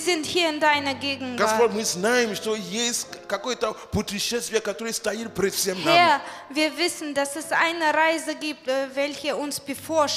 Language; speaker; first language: German; non-native, fluent; Russian